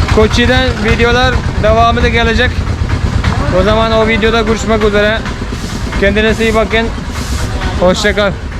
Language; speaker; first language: Turkish; non-native, fluent; Malayalam